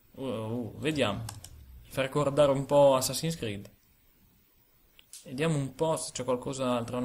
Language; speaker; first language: Italian; native; Italian